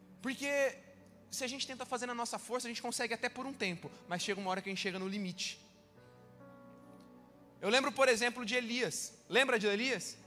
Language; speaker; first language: Portuguese; native; Portuguese